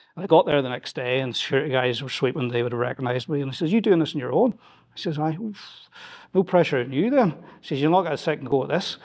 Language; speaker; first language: English; native; English